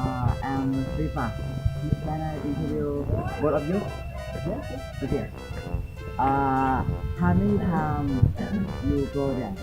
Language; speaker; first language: English; non-native, learner; Thai